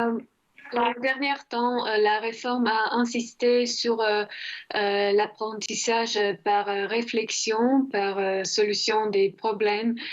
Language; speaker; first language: French; non-native, fluent; Croatian